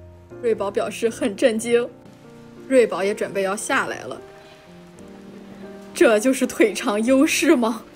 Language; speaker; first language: Chinese; native; Chinese